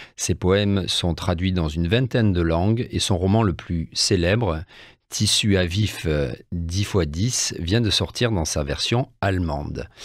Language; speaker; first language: French; native; French